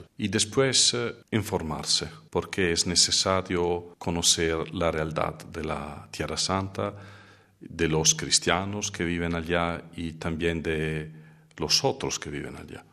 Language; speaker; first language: Spanish; non-native, fluent; Italian